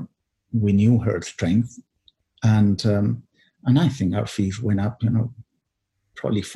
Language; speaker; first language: English; non-native, fluent; Spanish